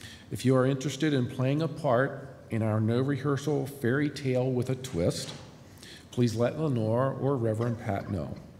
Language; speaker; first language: English; native; English